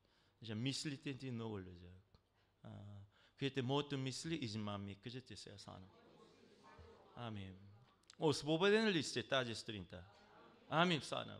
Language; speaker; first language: Bulgarian; non-native, learner; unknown